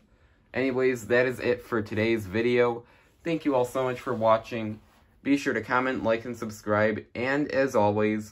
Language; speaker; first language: English; native; English